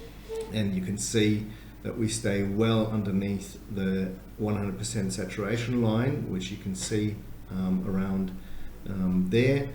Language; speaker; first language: English; native; English